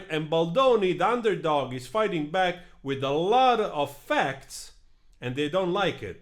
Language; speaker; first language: English; non-native, fluent; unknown